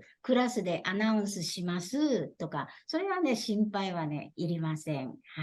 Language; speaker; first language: Japanese; non-native, fluent; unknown